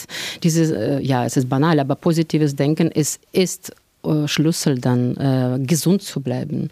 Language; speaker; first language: German; non-native, fluent; Russian